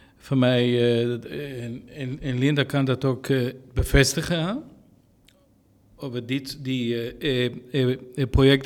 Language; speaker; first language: Dutch; non-native, fluent; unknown